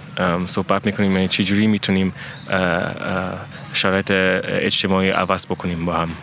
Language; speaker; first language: Persian; early bilingual, heritage; Persian